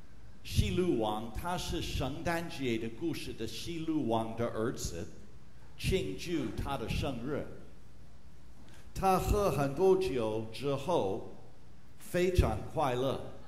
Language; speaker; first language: Chinese; non-native, fluent; English